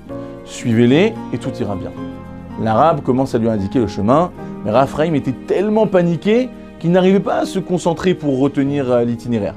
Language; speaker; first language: French; native; French